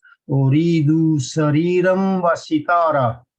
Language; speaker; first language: Arabic; non-native, fluent; Urdu